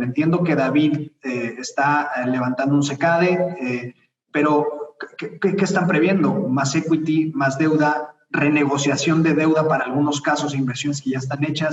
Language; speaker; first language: Spanish; native; Spanish